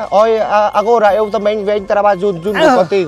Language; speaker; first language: Portuguese; non-native, learner; Vietnamese